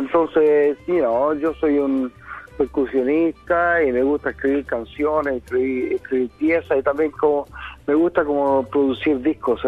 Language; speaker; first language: Spanish; native; Spanish